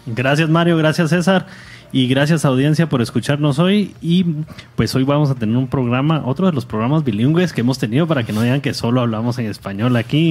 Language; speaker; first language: Spanish; native; Spanish